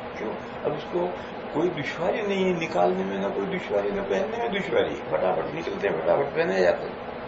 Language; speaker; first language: Urdu; non-native, local second language; Gujarati